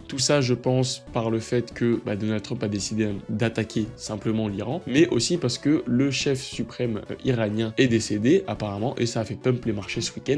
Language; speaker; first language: French; native; French